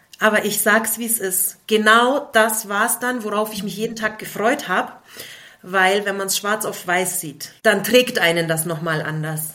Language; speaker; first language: German; native; German